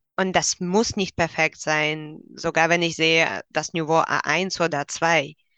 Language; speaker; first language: German; non-native, fluent; Russian